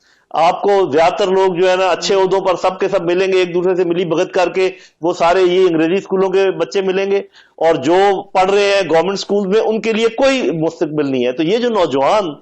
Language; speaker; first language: Urdu; native; Urdu